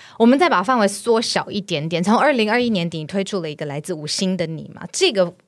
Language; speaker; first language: Chinese; native; Chinese